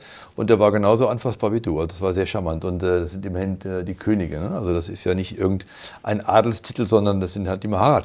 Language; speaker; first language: German; native; German